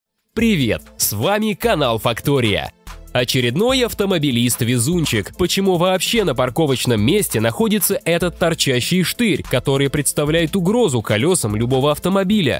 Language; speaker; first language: Russian; native; Russian